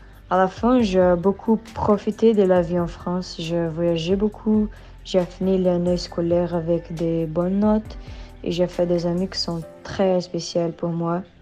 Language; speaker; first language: French; non-native, learner; Portuguese